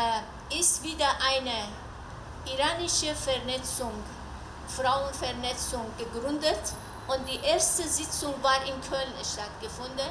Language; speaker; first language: German; non-native, learner; Persian